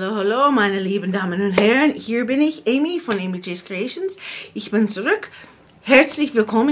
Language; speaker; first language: German; non-native, fluent; English